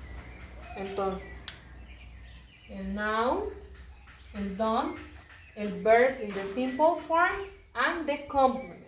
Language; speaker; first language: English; non-native, fluent; Spanish